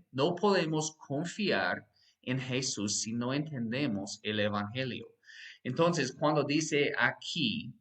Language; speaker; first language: Spanish; non-native, fluent; English